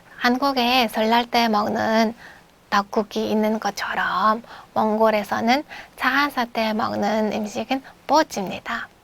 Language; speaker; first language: Korean; non-native, fluent; Mongolian